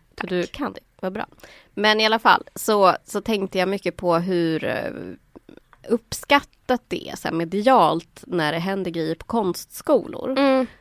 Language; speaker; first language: Swedish; native; Swedish